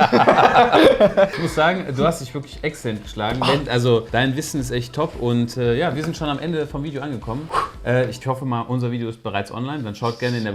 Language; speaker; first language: German; native; German